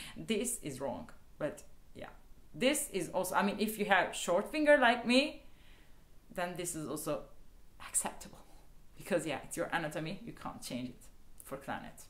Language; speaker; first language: English; non-native, fluent; Turkish